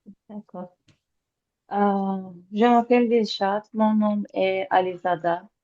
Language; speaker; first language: French; non-native, learner; Azerbaijani